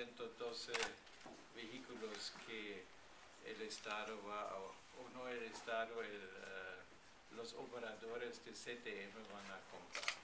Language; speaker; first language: Spanish; non-native, fluent; German